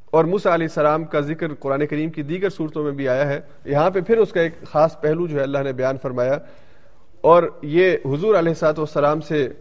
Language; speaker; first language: Urdu; early bilingual, heritage; Urdu